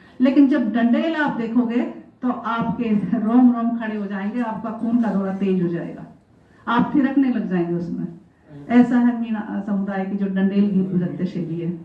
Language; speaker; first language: Hindi; non-native, local second language; Rajasthani